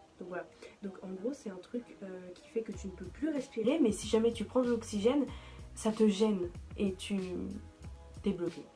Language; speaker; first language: French; native; French